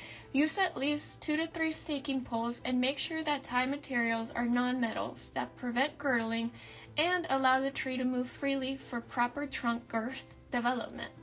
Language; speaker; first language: English; native; English